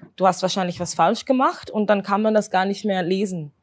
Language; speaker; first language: German; native; German